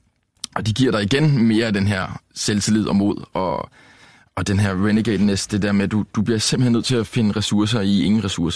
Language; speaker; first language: Danish; native; Danish